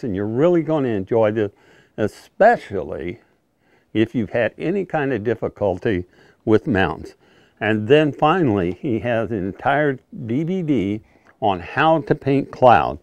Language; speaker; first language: English; native; English